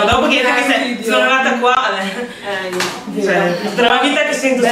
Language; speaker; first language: Italian; early bilingual, other home language; English